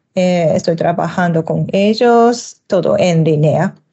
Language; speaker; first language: Spanish; non-native, learner; Japanese